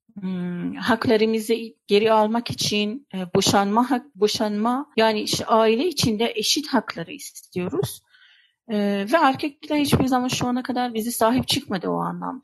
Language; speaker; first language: Turkish; non-native, fluent; Persian